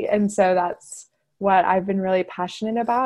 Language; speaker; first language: English; native; English